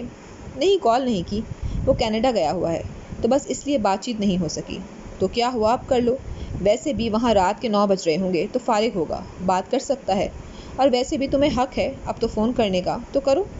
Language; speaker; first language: Urdu; native; Urdu